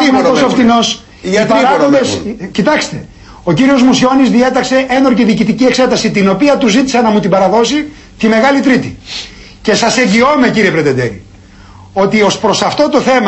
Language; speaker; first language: Greek; native; Greek